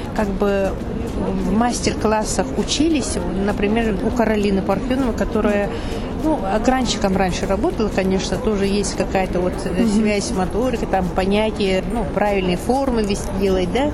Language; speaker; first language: Russian; non-native, local second language; Yakut